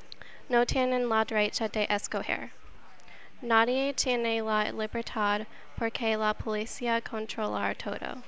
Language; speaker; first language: Spanish; non-native, learner; English